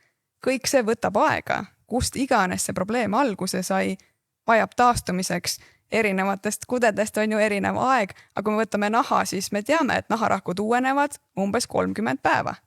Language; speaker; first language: Estonian; native; Estonian